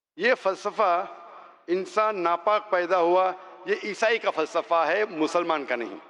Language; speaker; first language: Urdu; non-native, local second language; Konkani